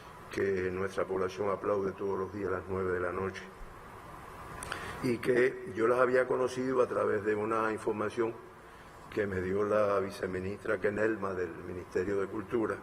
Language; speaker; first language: Spanish; native; Spanish